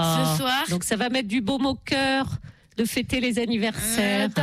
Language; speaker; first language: French; native; French